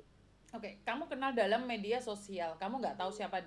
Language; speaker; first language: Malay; non-native, local second language; Javanese